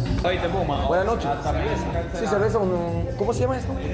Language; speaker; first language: Spanish; non-native, learner; French